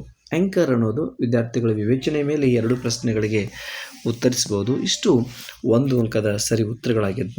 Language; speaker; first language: Kannada; native; Kannada